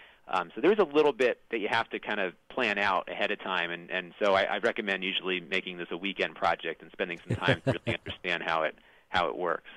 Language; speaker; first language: English; native; English